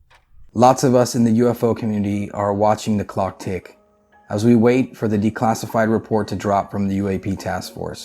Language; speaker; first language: English; native; English